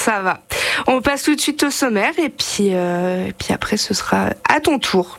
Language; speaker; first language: French; native; French